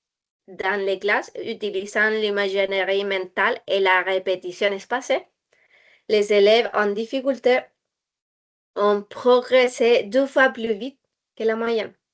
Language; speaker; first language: French; non-native, learner; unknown